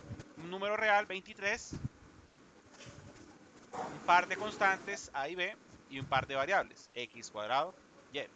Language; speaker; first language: Spanish; native; Spanish